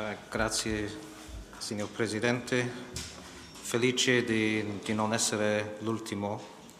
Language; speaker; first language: Italian; non-native, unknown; English